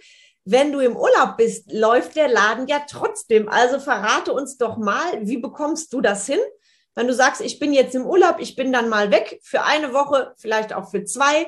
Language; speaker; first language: German; native; German